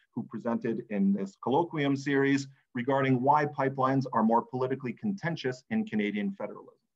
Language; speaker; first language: English; native; English